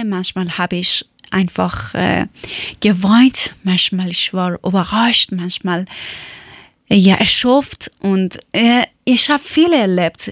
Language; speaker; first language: German; non-native, learner; Persian